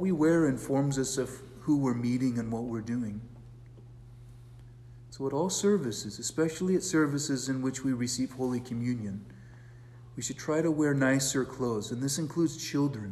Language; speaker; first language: English; native; English